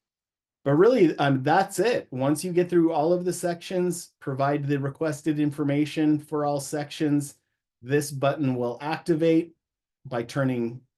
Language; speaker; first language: English; native; English